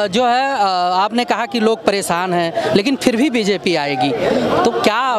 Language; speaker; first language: Hindi; native; Hindi